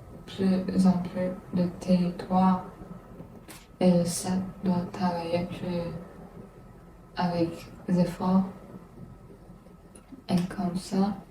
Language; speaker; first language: French; non-native, learner; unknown